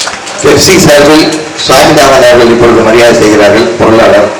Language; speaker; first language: Tamil; native; Tamil